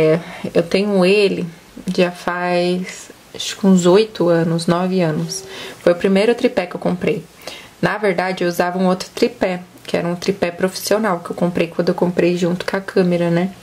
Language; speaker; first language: Portuguese; native; Portuguese